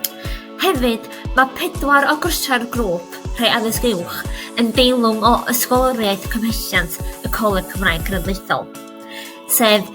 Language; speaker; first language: Welsh; native; Welsh